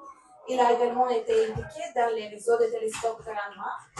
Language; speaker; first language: French; non-native, learner; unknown